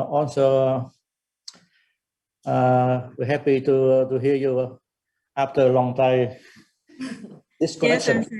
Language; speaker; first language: English; non-native, fluent; Vietnamese